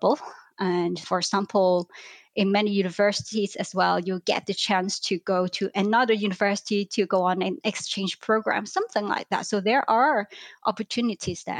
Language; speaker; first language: English; non-native, local second language; Cantonese